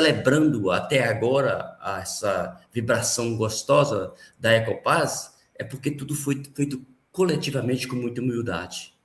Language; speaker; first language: Portuguese; native; Portuguese